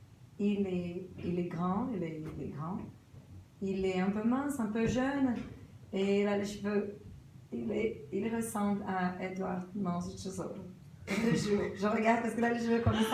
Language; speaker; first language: French; non-native, fluent; Portuguese